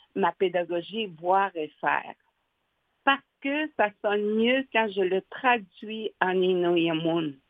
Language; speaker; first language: French; native; French